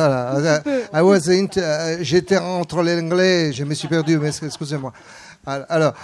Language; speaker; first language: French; non-native, fluent; Italian